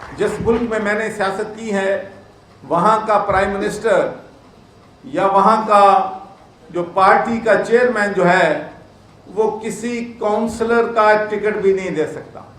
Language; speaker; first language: Urdu; non-native, local second language; Punjabi